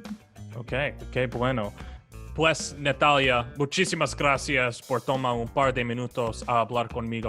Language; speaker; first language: Spanish; non-native, learner; English